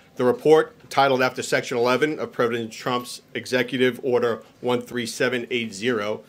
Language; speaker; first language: English; native; English